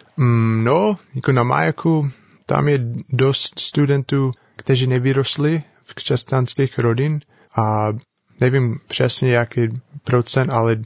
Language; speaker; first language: Czech; non-native, fluent; English